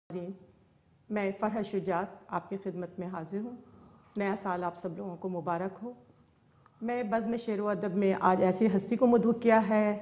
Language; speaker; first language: Urdu; native; Urdu